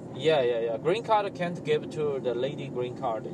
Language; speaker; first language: English; non-native, learner; Chinese